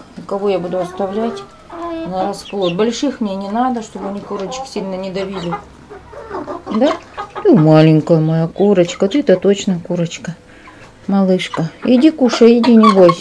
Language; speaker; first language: Russian; native; Russian